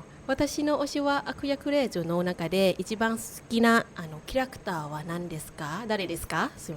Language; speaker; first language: Japanese; non-native, learner; Thai